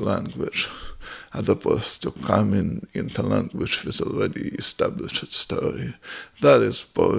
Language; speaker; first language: English; non-native, fluent; Ukrainian